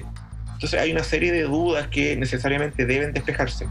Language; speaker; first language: Spanish; native; Spanish